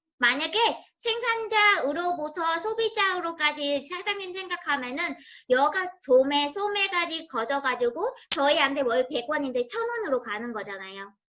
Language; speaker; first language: Korean; non-native, fluent; Vietnamese